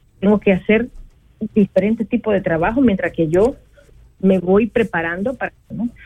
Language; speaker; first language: Spanish; native; Spanish